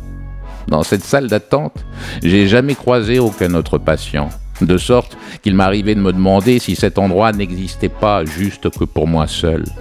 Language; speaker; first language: French; native; French